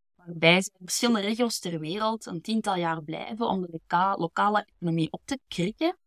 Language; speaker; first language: Dutch; native; Dutch